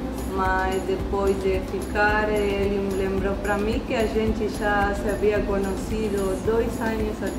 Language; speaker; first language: Portuguese; non-native, learner; Spanish